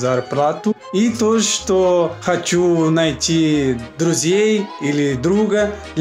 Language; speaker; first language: Russian; non-native, learner; Portuguese